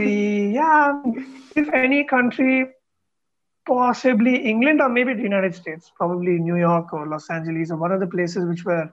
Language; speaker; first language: English; non-native, local second language; Tamil